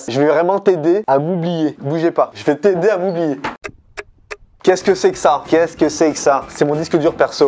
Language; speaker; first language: French; native; French